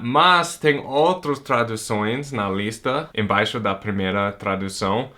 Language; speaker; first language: Portuguese; non-native, fluent; English